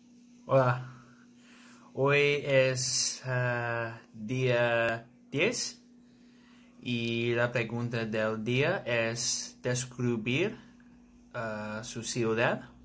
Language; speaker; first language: Spanish; non-native, learner; English